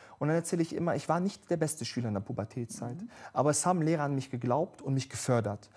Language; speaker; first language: German; early bilingual, other home language; Bosnian